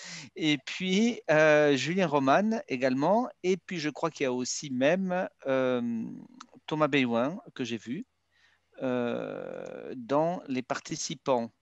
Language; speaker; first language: French; native; French